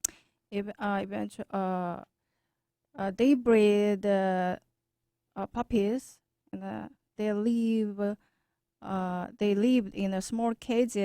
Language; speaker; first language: English; non-native, learner; Korean